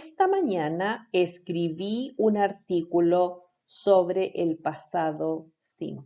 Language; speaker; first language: Spanish; non-native, fluent; English